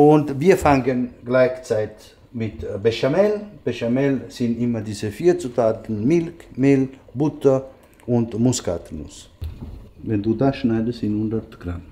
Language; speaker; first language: German; non-native, learner; Italian